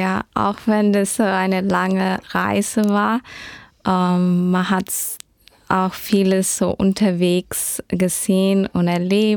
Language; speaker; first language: German; early bilingual, heritage; German